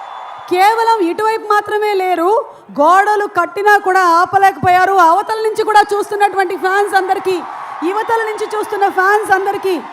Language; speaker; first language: Telugu; native; Telugu